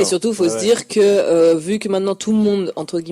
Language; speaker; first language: French; native; French